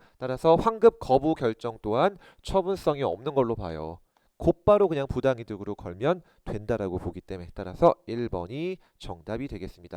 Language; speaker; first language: Korean; native; Korean